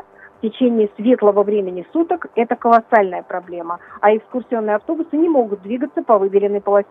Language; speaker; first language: Russian; native; Russian